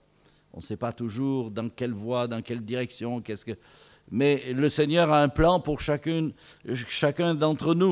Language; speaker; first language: French; native; French